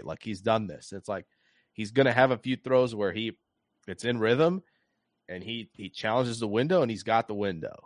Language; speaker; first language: English; native; English